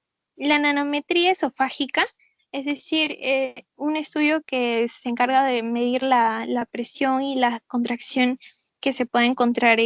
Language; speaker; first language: Spanish; native; Spanish